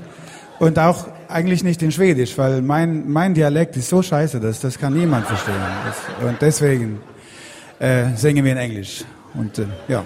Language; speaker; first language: German; non-native, fluent; Swedish